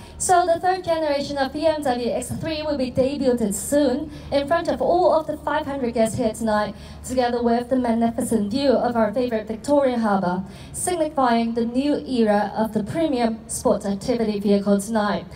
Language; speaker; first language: English; non-native, local second language; Cantonese